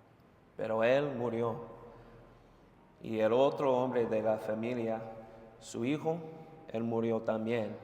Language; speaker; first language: Spanish; non-native, fluent; English